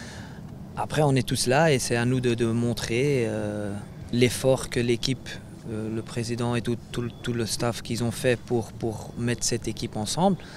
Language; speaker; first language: French; non-native, fluent; Dutch